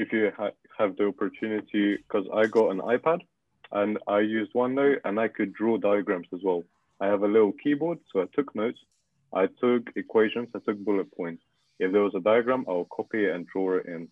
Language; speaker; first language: English; non-native, fluent; Russian